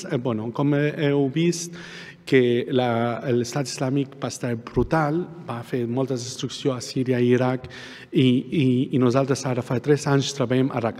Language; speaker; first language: Catalan; non-native, fluent; Arabic